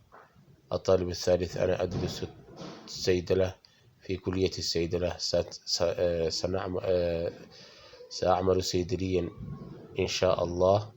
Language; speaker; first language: Arabic; non-native, fluent; Somali